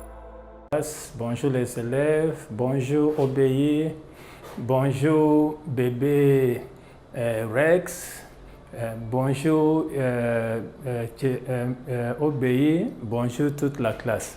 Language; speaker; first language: French; non-native, fluent; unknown